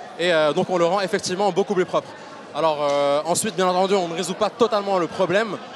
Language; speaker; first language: French; native; French